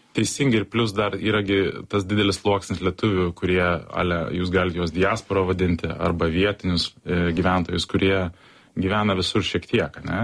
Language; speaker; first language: Lithuanian; early bilingual, heritage; Lithuanian